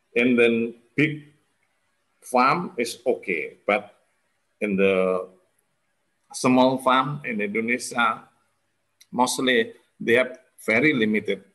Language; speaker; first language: English; non-native, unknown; Indonesian